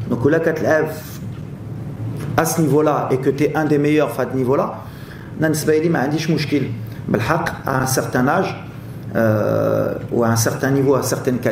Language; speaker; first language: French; non-native, local second language; Arabic